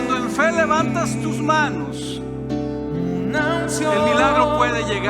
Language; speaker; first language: Spanish; native; Spanish